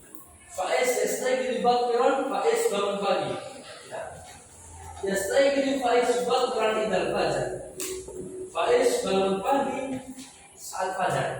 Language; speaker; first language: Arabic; non-native, fluent; Indonesian